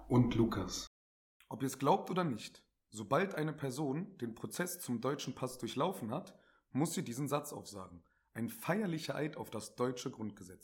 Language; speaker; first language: German; native; German